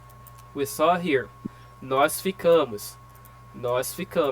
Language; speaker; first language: Portuguese; non-native, fluent; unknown